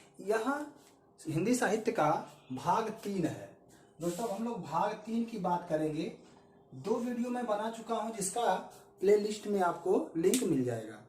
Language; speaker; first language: Hindi; native; Hindi